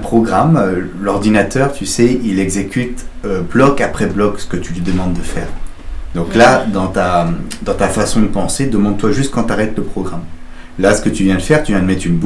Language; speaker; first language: French; native; French